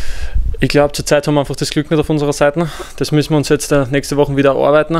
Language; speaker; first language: German; native; German